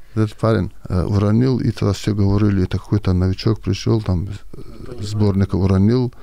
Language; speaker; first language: Russian; non-native, local second language; Avaric